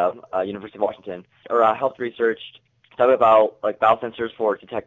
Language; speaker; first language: English; native; English